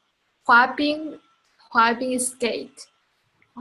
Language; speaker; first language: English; non-native, fluent; Chinese